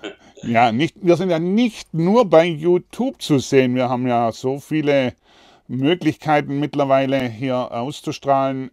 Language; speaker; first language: German; native; German